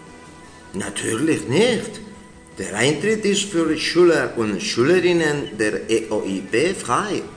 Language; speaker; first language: German; non-native, learner; Spanish